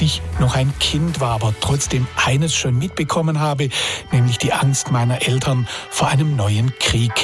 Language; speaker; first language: German; native; German